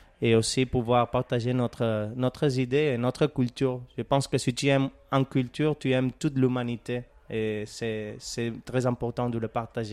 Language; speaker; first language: French; non-native, learner; Catalan